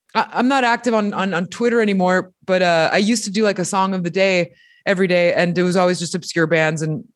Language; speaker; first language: English; early bilingual, other home language; Spanish